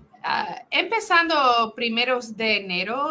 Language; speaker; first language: Spanish; non-native, fluent; English